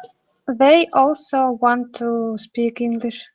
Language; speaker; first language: English; non-native, learner; Russian